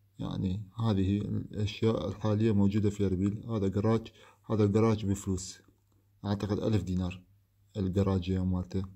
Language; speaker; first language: Arabic; native; Arabic